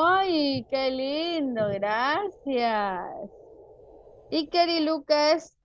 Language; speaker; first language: Spanish; native; Spanish